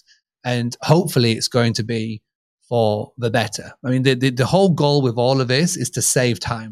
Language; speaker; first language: English; native; English